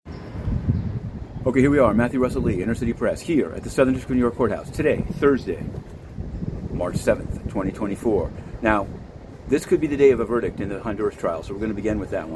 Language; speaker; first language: English; native; English